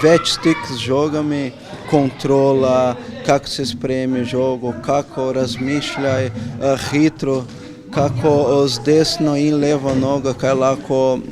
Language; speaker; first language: Slovenian; non-native, fluent; Portuguese